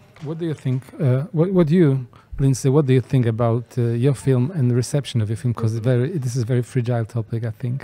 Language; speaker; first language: English; non-native, fluent; Polish